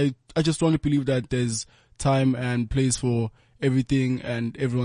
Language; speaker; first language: English; non-native, local second language; Zulu